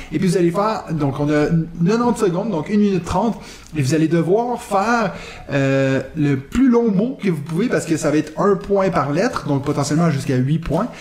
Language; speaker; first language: French; non-native, local second language; German